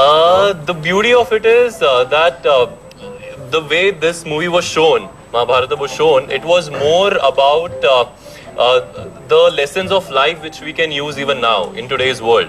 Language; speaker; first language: English; non-native, local second language; Hindi